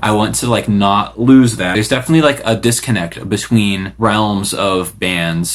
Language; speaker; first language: English; native; English